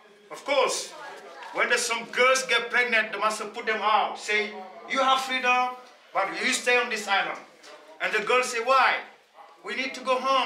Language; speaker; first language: English; non-native, learner; Wolof